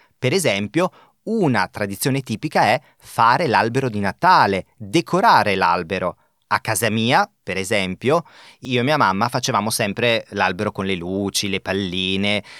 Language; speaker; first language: Italian; native; Italian